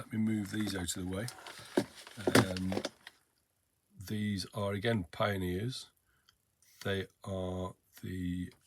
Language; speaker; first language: English; native; English